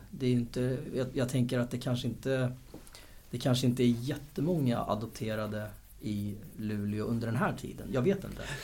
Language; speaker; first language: Swedish; native; Swedish